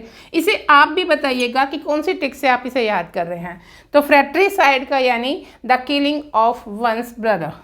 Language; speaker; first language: Hindi; native; Hindi